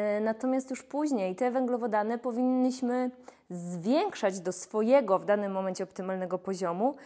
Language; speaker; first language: Polish; native; Polish